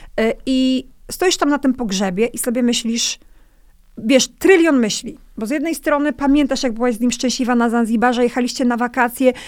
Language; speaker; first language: Polish; native; Polish